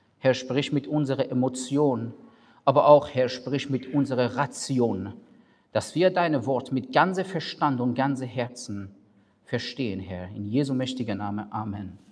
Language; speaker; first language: German; non-native, fluent; Persian